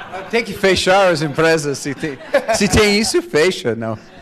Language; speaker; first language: Portuguese; non-native, fluent; English